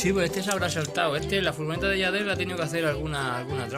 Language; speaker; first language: Spanish; native; Spanish